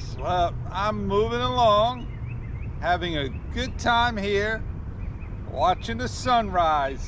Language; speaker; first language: English; native; English